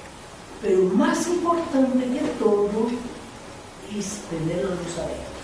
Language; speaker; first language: Spanish; non-native, fluent; Portuguese